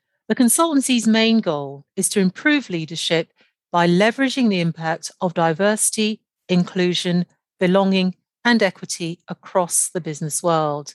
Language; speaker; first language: English; non-native, local second language; Yoruba